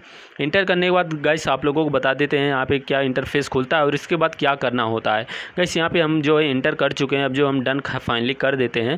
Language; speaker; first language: Hindi; native; Hindi